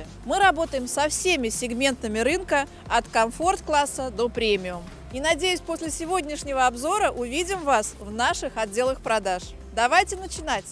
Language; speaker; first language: Russian; native; Russian